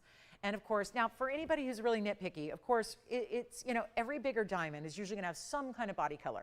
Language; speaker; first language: English; native; English